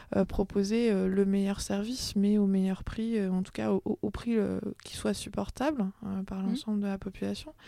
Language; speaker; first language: French; native; French